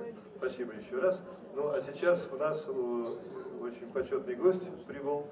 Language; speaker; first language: Russian; native; Russian